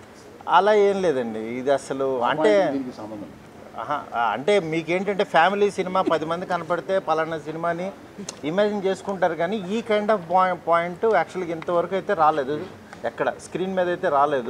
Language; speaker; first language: Telugu; native; Telugu